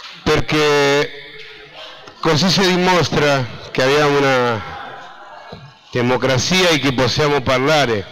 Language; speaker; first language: Italian; non-native, fluent; Spanish